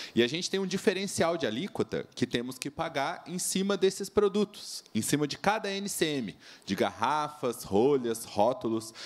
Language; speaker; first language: Portuguese; native; Portuguese